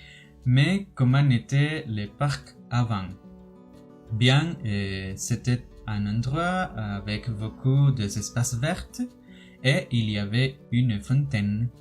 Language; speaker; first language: French; non-native, learner; Spanish